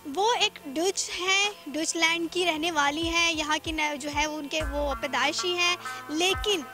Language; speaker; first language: Urdu; native; Urdu